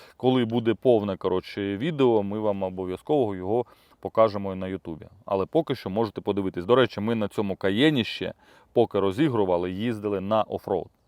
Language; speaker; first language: Ukrainian; non-native, local second language; Russian